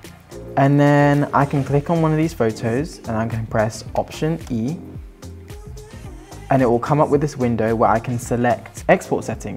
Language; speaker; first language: English; native; English